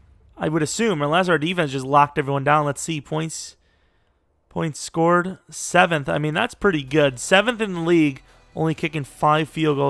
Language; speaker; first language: English; native; English